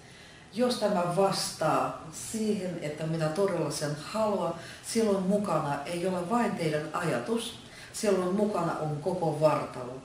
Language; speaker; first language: Finnish; non-native, fluent; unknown